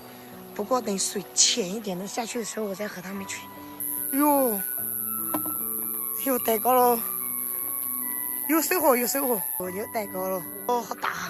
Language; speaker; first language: Chinese; native; Chinese